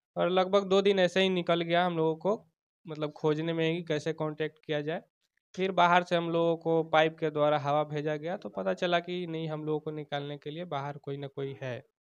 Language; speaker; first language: Hindi; native; Hindi